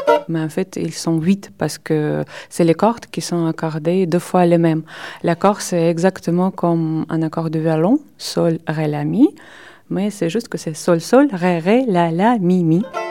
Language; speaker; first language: French; non-native, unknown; Russian